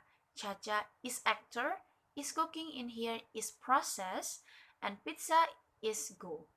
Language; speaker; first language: English; non-native, learner; Indonesian